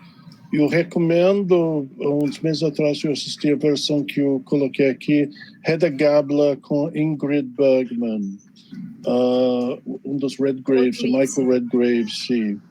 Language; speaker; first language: Portuguese; non-native, fluent; English